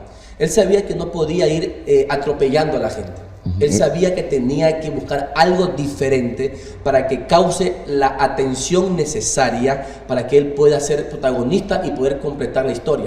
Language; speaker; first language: Spanish; native; Spanish